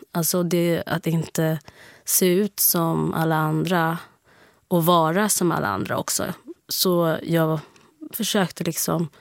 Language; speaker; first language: Swedish; early bilingual, heritage; Swedish